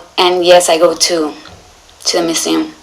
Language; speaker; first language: English; non-native, learner; Spanish